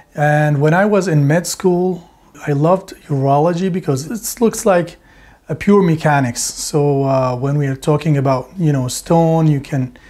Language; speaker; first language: English; non-native, fluent; Arabic